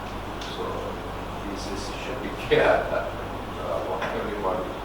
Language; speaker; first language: English; non-native, learner; Chinese